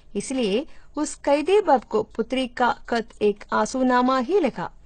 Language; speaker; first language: Hindi; non-native, local second language; Malayalam